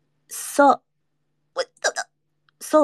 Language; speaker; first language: Japanese; non-native, learner; English